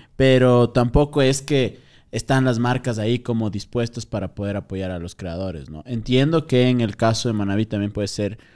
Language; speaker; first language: Spanish; native; Spanish